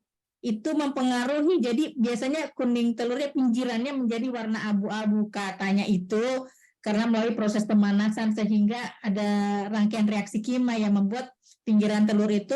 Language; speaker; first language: Malay; native; Malay